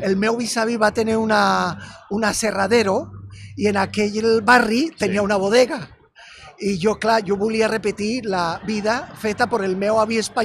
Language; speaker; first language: Catalan; non-native, fluent; Spanish